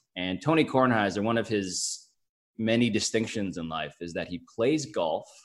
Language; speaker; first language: English; early bilingual, other home language; Filipino